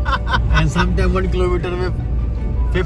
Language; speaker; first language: English; non-native, local second language; Hindi